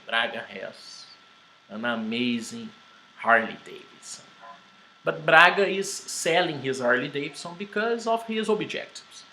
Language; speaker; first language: English; non-native, fluent; Portuguese